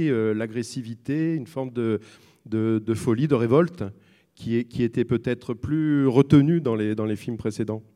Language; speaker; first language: French; native; French